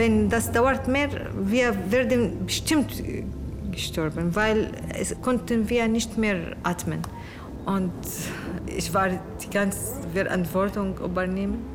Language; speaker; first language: German; non-native, learner; Arabic